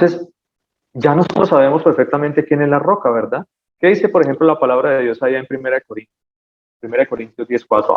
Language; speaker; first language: Spanish; native; Spanish